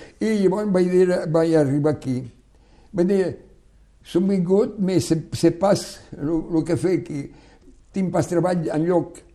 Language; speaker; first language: Catalan; non-native, local second language; French